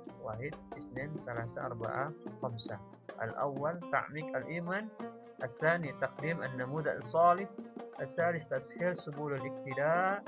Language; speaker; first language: Arabic; non-native, fluent; Indonesian